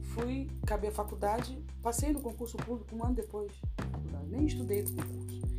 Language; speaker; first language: Portuguese; native; Portuguese